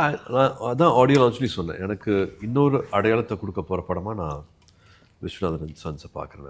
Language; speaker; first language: Tamil; native; Tamil